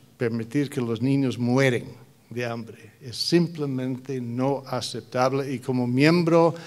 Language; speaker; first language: Spanish; non-native, fluent; English